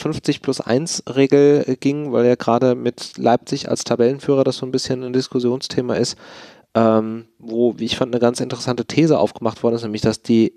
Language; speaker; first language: German; native; German